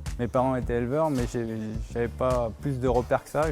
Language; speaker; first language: French; native; French